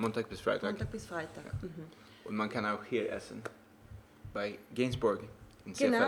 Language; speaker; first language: German; non-native, learner; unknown